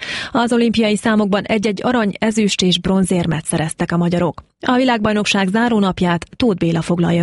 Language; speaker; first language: Hungarian; native; Hungarian